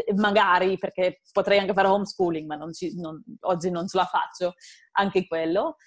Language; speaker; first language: Italian; non-native, fluent; Dutch